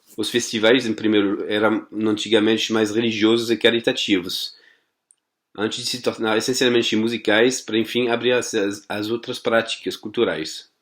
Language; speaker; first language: Portuguese; non-native, fluent; French